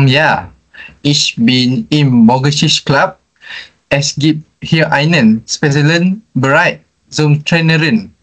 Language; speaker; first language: German; non-native, learner; Malay